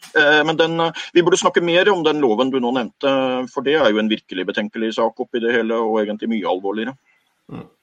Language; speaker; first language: Norwegian; native; Norwegian